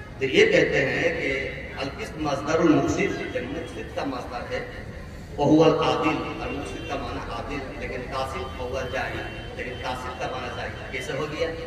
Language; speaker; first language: Urdu; native; Urdu